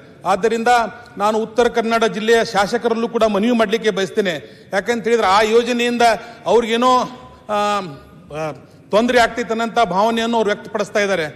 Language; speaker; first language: Kannada; non-native, local second language; Urdu